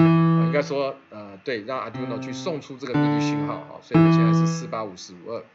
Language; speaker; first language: Chinese; native; Chinese